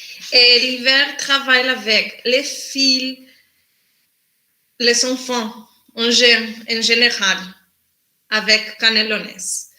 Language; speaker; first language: French; non-native, learner; Spanish